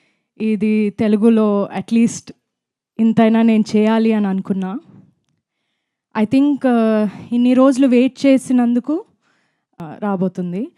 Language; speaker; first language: Telugu; non-native, fluent; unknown